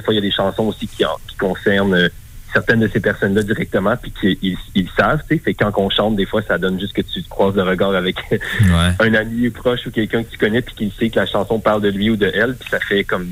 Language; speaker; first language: French; native; French